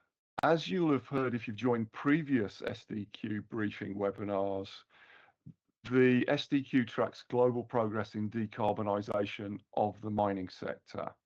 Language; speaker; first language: English; native; English